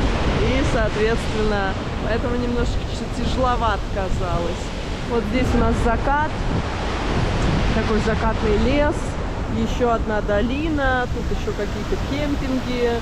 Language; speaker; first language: Russian; native; Russian